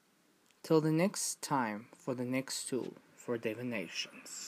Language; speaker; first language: English; non-native, fluent; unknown